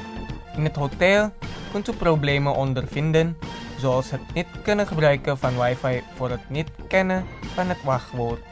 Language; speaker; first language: Dutch; non-native, fluent; Indonesian